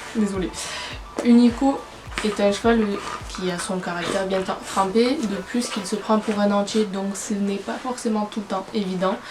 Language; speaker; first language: French; native; French